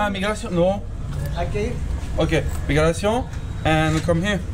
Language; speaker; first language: English; non-native, learner; French